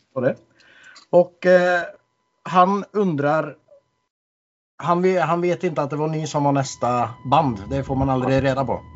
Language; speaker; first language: Swedish; native; Swedish